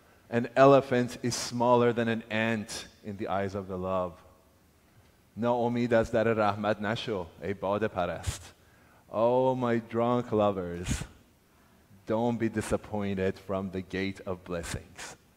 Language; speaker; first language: English; non-native, fluent; Persian